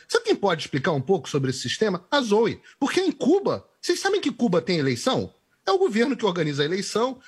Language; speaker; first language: Portuguese; native; Portuguese